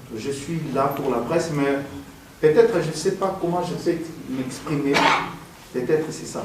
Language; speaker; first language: French; non-native, local second language; Lingala